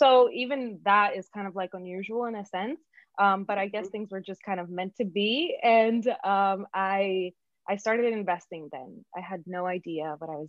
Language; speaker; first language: English; early bilingual, other home language; Spanish